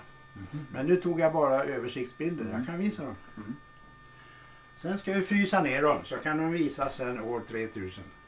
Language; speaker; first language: Swedish; native; Swedish